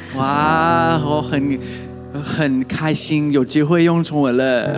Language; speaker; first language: Chinese; non-native, learner; Thai